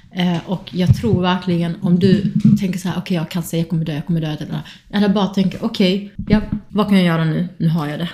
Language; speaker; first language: Swedish; early bilingual, other home language; Kurdish